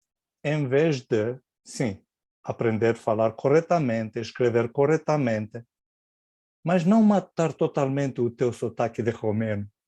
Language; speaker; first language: Portuguese; non-native, fluent; Romanian